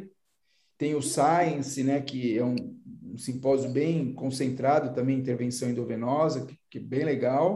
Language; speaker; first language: Portuguese; native; Portuguese